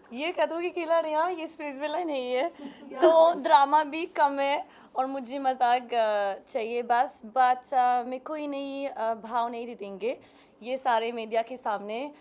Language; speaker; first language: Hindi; non-native, learner; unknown